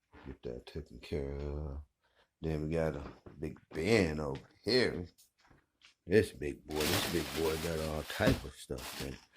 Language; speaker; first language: English; native; English